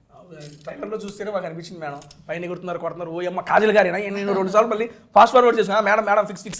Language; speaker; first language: Telugu; native; Telugu